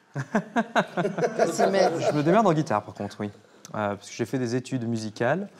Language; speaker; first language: French; native; French